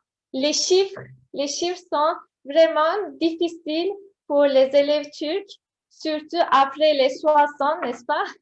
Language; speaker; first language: French; non-native, fluent; Turkish